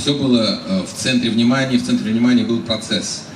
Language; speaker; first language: Russian; native; Russian